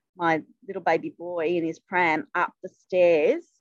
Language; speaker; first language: English; native; English